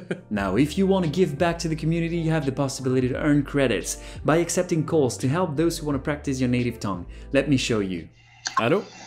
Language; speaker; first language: English; non-native, fluent; French